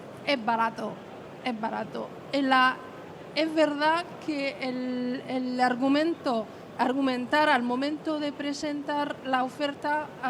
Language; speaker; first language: Spanish; non-native, fluent; French